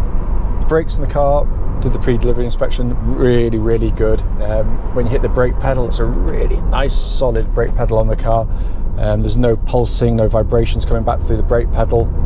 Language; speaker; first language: English; native; English